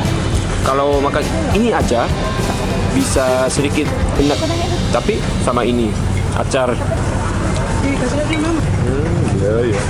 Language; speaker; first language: Indonesian; non-native, learner; Korean